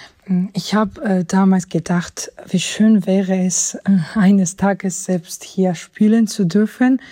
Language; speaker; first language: German; non-native, fluent; Georgian